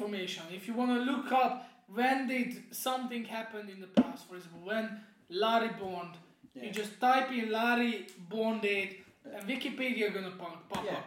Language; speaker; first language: English; non-native, fluent; Hungarian